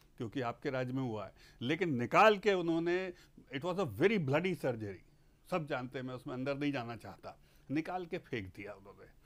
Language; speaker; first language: Hindi; native; Hindi